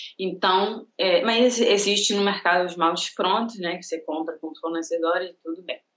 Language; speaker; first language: Portuguese; non-native, fluent; Spanish